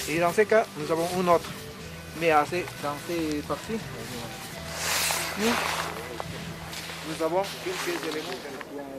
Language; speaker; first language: French; non-native, learner; Spanish